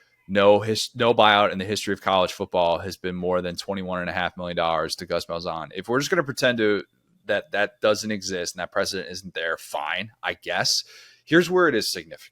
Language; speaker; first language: English; native; English